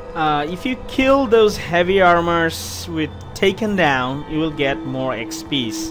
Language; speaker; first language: English; non-native, fluent; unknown